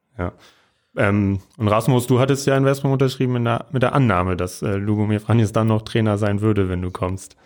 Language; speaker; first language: German; native; German